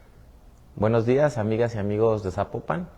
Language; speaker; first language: Spanish; native; Spanish